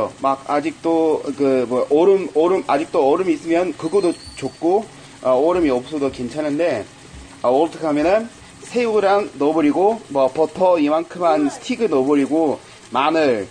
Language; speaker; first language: Korean; non-native, fluent; English